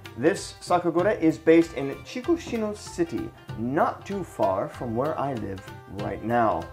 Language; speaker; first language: English; native; English